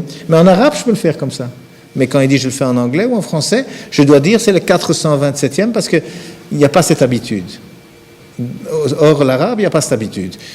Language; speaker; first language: French; native; French